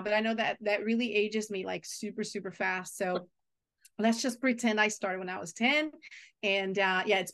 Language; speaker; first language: English; non-native, fluent; Portuguese